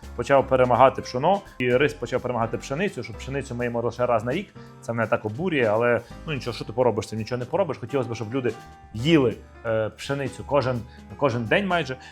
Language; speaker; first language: Ukrainian; native; Ukrainian